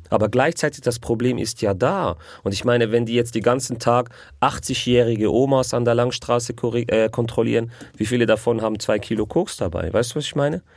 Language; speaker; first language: German; early bilingual, other home language; Arabic